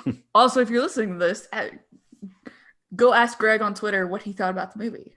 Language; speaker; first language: English; native; English